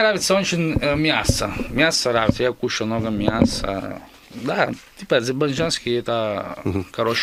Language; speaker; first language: Russian; non-native, learner; Italian